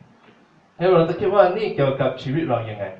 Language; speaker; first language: Thai; non-native, fluent; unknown